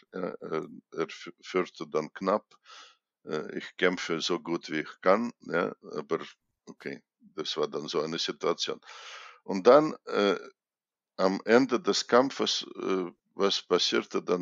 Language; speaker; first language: German; non-native, fluent; Russian